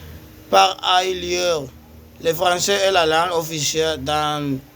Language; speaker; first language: French; non-native, learner; Spanish